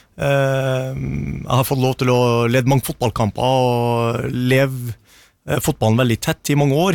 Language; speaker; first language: Norwegian; early bilingual, other home language; Arabic